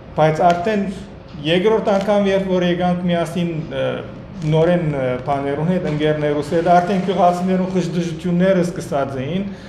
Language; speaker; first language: Armenian; early bilingual, heritage; Armenian